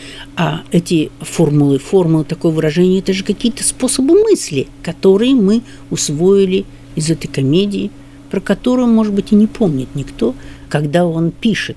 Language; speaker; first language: Russian; native; Russian